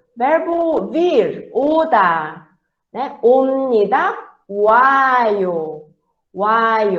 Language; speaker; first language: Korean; non-native, fluent; Portuguese